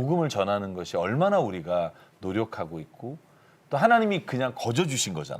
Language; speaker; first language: Korean; native; Korean